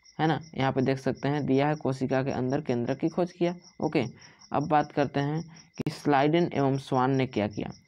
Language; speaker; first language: Hindi; native; Hindi